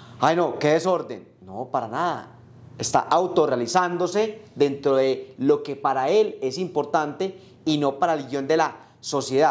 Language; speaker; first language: Spanish; native; Spanish